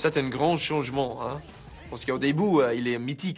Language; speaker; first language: French; non-native, fluent; English